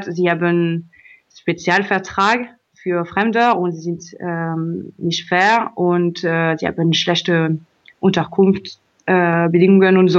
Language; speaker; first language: German; non-native, learner; French